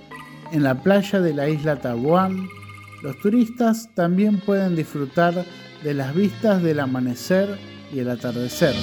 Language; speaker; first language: Spanish; non-native, fluent; Indonesian